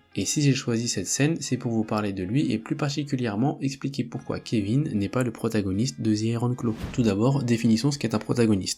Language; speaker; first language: French; native; French